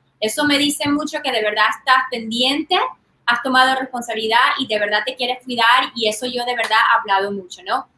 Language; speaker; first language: Spanish; early bilingual, heritage; Spanish